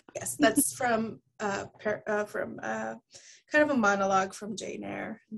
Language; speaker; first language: English; early bilingual, other home language; Spanish